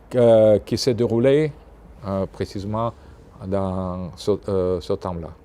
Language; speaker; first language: French; non-native, fluent; Russian